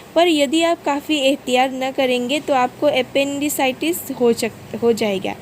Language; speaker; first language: Hindi; non-native, local second language; Assamese